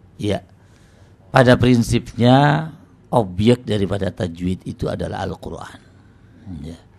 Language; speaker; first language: Indonesian; non-native, local second language; Javanese